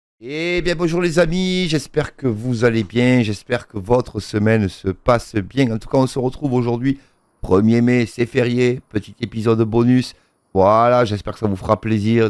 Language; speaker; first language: French; native; French